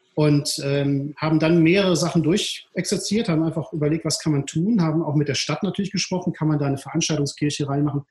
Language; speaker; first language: German; native; German